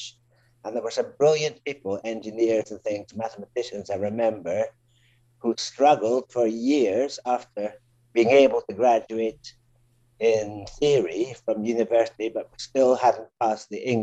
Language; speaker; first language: English; native; English